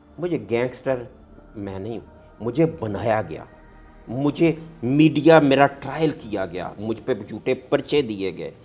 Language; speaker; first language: Urdu; non-native, local second language; Punjabi